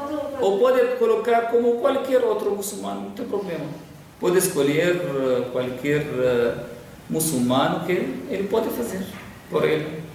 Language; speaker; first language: Portuguese; non-native, fluent; Arabic